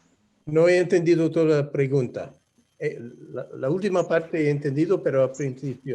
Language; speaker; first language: Spanish; non-native, fluent; English